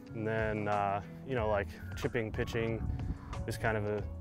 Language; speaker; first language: English; native; English